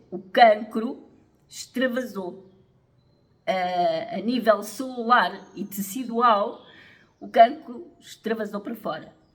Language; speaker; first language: Portuguese; native; Portuguese